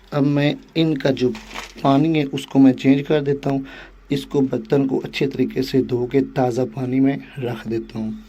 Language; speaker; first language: Urdu; non-native, local second language; Punjabi